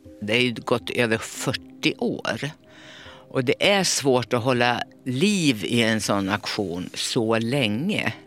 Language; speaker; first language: Swedish; native; Swedish